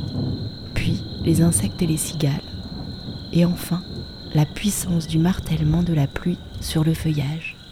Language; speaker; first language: French; native; French